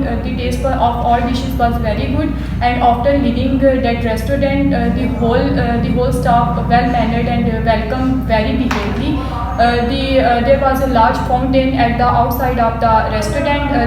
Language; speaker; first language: English; non-native, local second language; Urdu